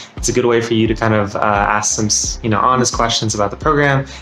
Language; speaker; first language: English; native; English